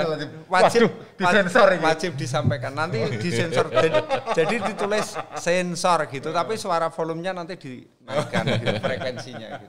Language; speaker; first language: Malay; non-native, local second language; Javanese